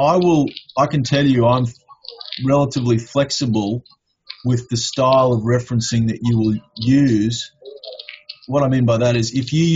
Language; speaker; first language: English; native; English